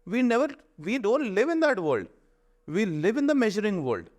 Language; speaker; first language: English; non-native, local second language; Punjabi